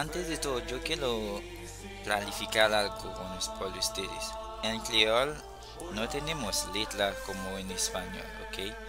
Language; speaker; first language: Spanish; non-native, fluent; Haitian Creole